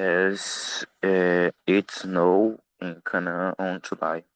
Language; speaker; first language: English; non-native, learner; Portuguese